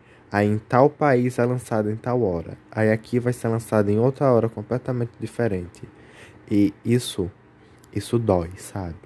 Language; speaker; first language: Portuguese; native; Portuguese